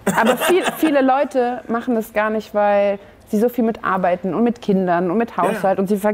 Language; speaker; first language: German; native; German